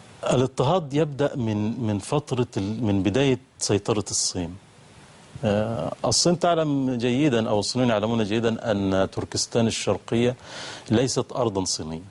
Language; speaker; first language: Arabic; native; Arabic